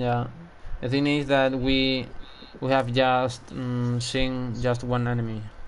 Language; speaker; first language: English; non-native, learner; Spanish